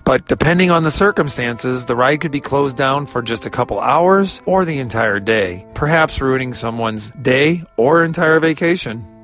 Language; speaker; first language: English; native; English